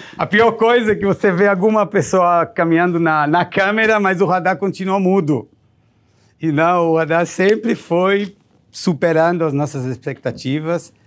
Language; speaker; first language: Portuguese; non-native, fluent; Hebrew